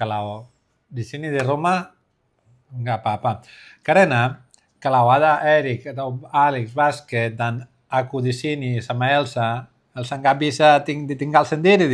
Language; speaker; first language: Indonesian; non-native, learner; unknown